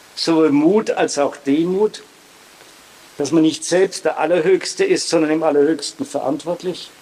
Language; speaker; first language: German; native; German